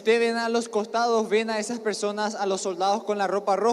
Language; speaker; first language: Spanish; native; Spanish